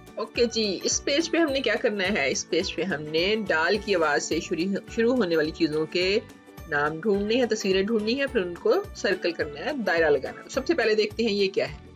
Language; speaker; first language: Urdu; native; Urdu